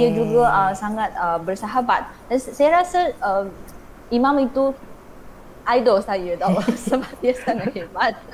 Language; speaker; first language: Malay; non-native, fluent; Chinese